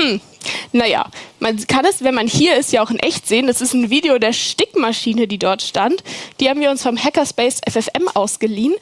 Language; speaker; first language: German; native; German